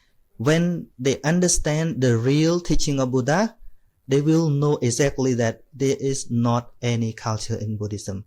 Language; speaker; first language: English; non-native, fluent; Khmer